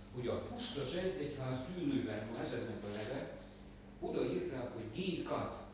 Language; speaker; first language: Hungarian; native; Hungarian